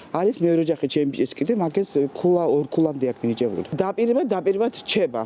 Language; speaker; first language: Georgian; native; Georgian